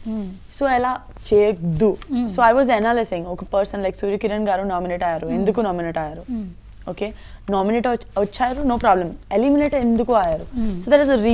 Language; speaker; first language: Telugu; non-native, learner; Gujarati